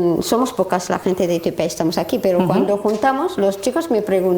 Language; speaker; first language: Spanish; non-native, learner; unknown